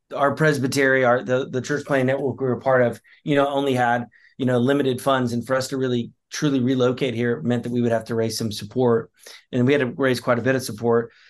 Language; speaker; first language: English; native; English